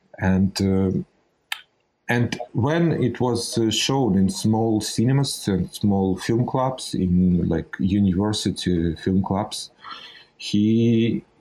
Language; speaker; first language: English; non-native, fluent; Russian